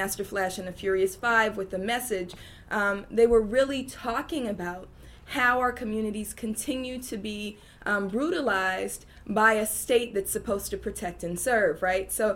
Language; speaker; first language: English; native; English